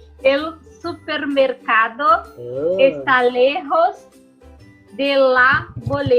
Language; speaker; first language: Spanish; non-native, learner; Portuguese